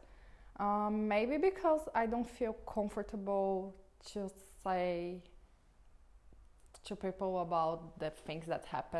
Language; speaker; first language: English; non-native, learner; Portuguese